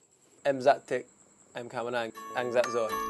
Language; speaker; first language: Vietnamese; non-native, learner; English